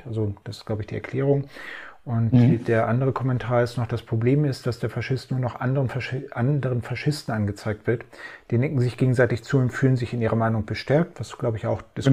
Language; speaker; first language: German; native; German